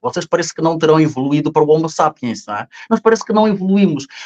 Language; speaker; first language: Portuguese; native; Portuguese